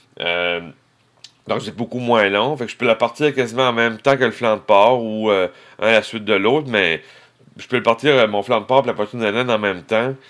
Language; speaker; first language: French; native; French